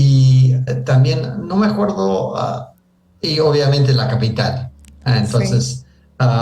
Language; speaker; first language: Spanish; early bilingual, heritage; Spanish